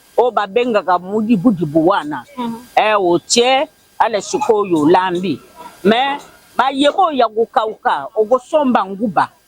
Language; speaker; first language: Lingala; non-native, local second language; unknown